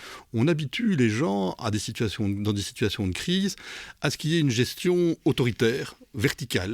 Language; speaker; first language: French; native; French